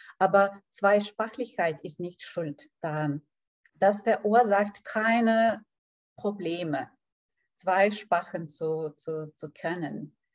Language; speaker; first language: German; non-native, fluent; Lithuanian